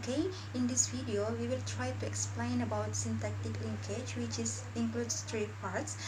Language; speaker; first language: English; non-native, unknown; Indonesian